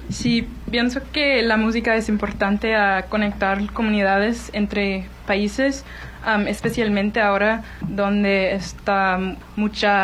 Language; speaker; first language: Spanish; non-native, learner; English